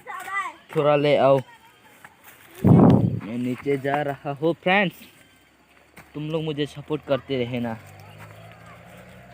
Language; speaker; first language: Hindi; non-native, local second language; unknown